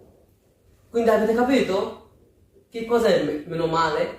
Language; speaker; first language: Italian; non-native, learner; Bangla